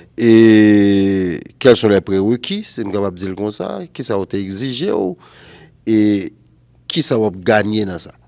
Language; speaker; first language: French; non-native, local second language; Haitian Creole